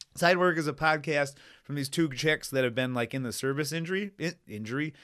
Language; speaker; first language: English; native; English